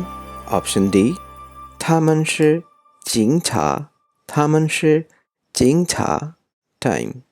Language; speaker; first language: Chinese; non-native, fluent; Urdu